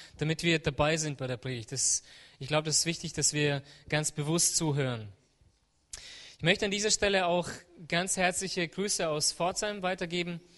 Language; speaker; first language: German; native; German